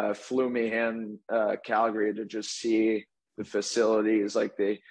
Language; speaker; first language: English; native; English